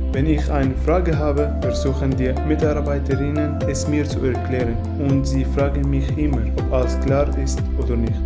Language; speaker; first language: German; non-native, learner; Arabic